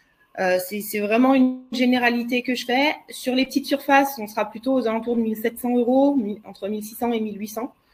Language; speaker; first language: French; native; French